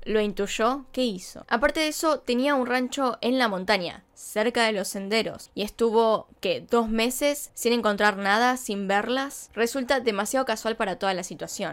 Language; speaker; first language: Spanish; native; Spanish